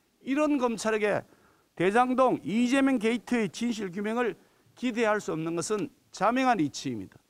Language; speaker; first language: Korean; native; Korean